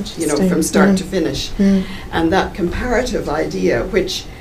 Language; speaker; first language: English; native; English